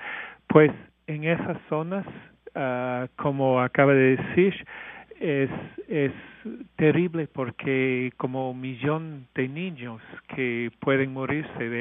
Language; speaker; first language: Spanish; non-native, fluent; English